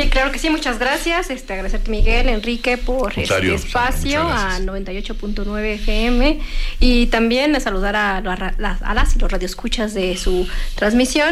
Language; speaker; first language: Spanish; native; Spanish